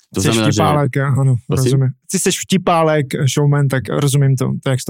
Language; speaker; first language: Czech; native; Czech